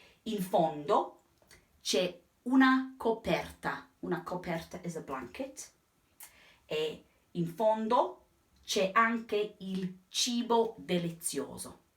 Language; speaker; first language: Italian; non-native, fluent; English